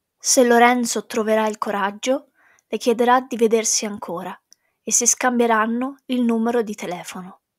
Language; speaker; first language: Italian; non-native, fluent; English